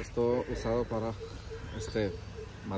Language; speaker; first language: Spanish; non-native, learner; Malayalam